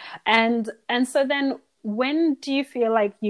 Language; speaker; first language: English; non-native, local second language; Shona